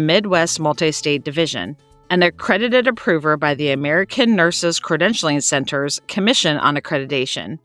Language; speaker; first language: English; native; English